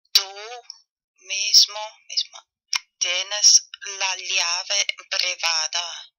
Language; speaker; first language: Spanish; non-native, fluent; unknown